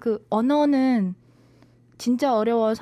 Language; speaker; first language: Korean; non-native, learner; Vietnamese